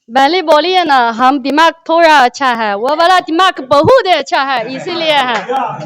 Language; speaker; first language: Hindi; non-native, learner; Chinese